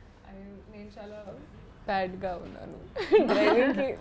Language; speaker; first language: Telugu; non-native, learner; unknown